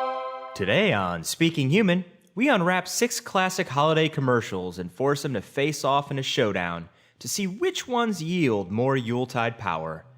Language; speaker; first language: English; native; English